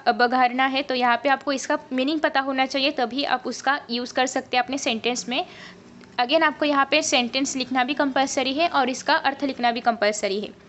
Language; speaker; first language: Hindi; non-native, local second language; Marathi